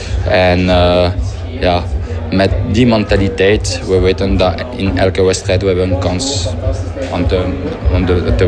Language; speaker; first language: Dutch; non-native, fluent; French